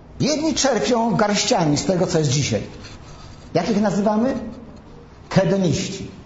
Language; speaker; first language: Polish; native; Polish